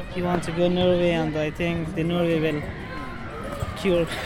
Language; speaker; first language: English; non-native, learner; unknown